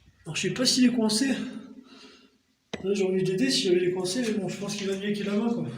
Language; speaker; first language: French; native; French